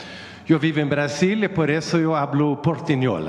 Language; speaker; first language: Spanish; non-native, learner; Swedish